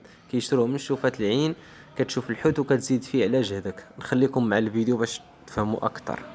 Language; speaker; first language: Arabic; native; Arabic